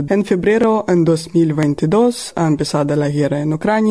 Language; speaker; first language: Spanish; non-native, learner; Russian